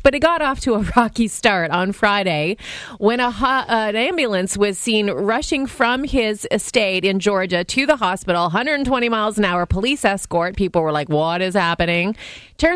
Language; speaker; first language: English; native; English